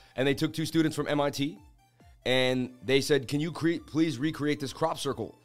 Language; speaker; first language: English; native; English